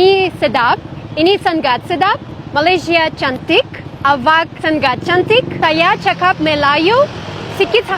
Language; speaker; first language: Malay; non-native, learner; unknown